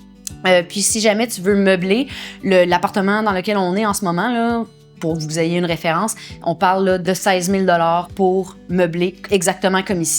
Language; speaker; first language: French; native; French